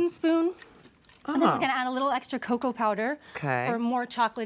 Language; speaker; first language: English; native; English